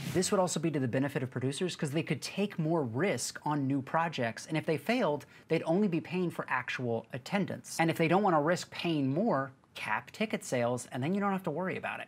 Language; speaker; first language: English; native; English